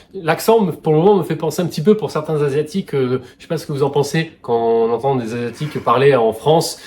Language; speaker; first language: French; native; French